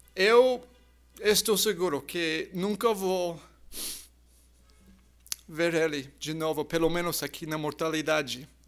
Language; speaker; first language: Portuguese; non-native, fluent; English